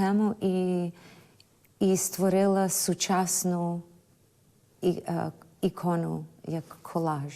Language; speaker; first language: Ukrainian; early bilingual, heritage; Ukrainian